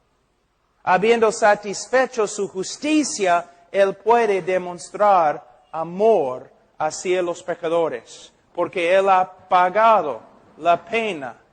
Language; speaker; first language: Spanish; non-native, fluent; English